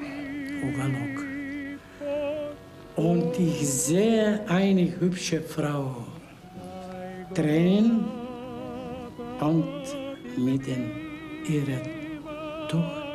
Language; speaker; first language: German; non-native, learner; Bulgarian